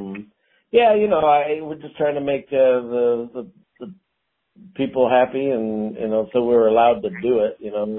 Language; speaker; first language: English; native; English